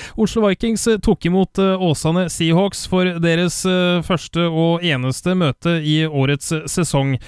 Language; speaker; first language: Norwegian; native; Norwegian